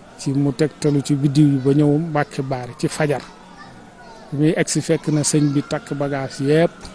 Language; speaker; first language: Wolof; native; Wolof